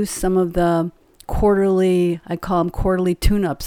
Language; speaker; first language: English; native; English